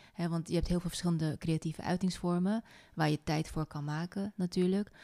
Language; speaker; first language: Dutch; native; Dutch